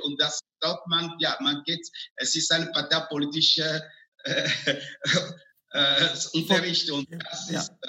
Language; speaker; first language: German; non-native, fluent; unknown